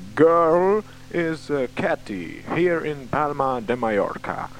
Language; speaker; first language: English; non-native, learner; Romanian